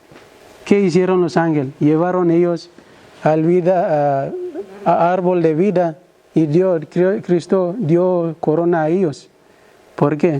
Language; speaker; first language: Spanish; non-native, learner; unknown